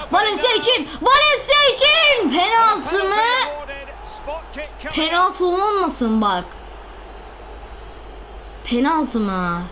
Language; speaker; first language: Turkish; non-native, learner; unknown